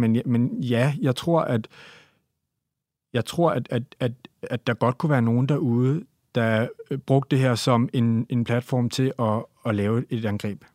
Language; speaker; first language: Danish; native; Danish